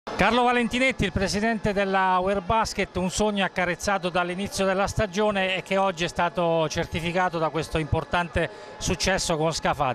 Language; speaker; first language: Italian; native; Italian